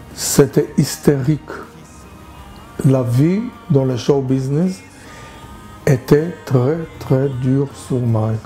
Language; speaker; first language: French; non-native, learner; Hebrew